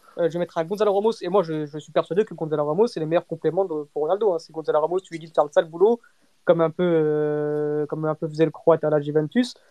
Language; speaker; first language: French; early bilingual, other home language; Portuguese